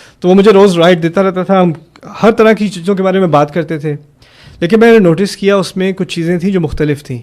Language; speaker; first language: Urdu; early bilingual, other home language; German